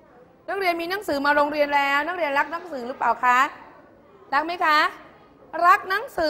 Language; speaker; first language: Thai; native; Thai